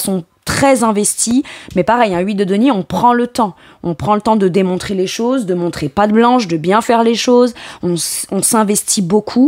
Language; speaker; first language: French; native; French